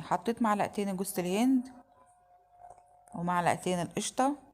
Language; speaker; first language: Arabic; native; Arabic